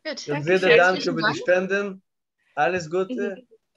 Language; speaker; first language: German; non-native, learner; Russian